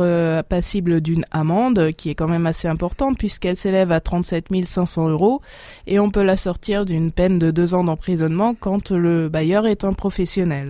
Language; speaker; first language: French; native; French